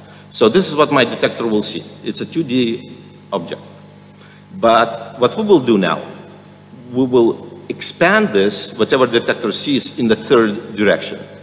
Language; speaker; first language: English; non-native, fluent; Lithuanian